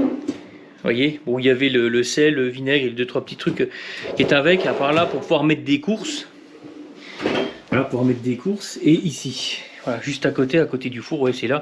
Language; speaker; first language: French; native; French